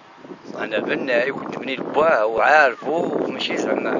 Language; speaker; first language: Arabic; native; Arabic